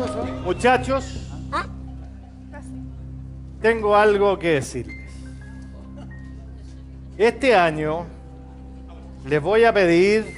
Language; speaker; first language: Spanish; native; Spanish